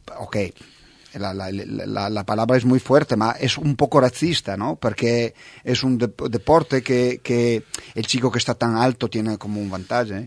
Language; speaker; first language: Spanish; non-native, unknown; Italian